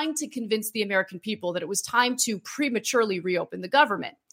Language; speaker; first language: English; early bilingual, other home language; Armenian